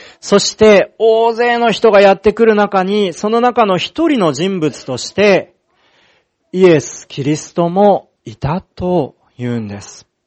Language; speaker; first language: Japanese; native; Japanese